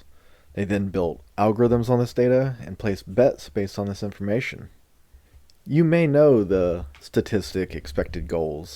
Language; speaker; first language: English; native; English